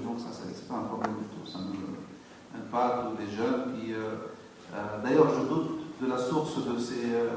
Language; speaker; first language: French; non-native, local second language; Arabic